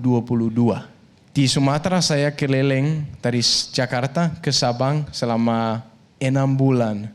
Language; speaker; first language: Indonesian; non-native, fluent; Danish